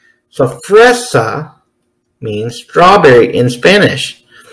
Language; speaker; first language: English; native; English